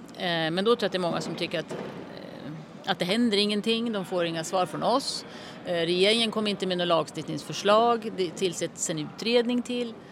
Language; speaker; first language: Swedish; native; Swedish